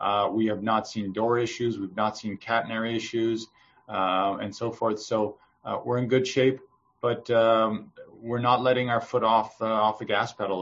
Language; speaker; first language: English; native; English